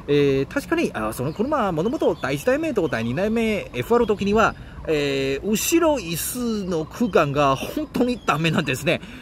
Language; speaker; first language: Japanese; non-native, learner; Chinese